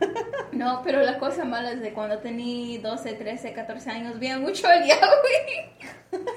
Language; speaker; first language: Spanish; early bilingual, heritage; Spanish